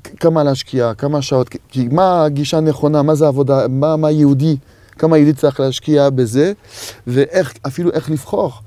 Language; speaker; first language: Hebrew; non-native, fluent; French